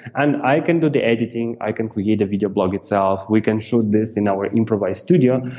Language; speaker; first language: English; non-native, fluent; Romanian